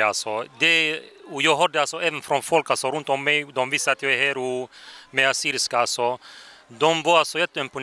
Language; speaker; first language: Swedish; non-native, fluent; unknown